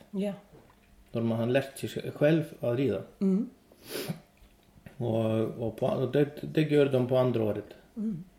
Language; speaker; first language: Swedish; non-native, learner; Icelandic